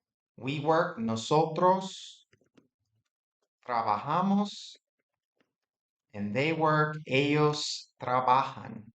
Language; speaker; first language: Spanish; non-native, fluent; English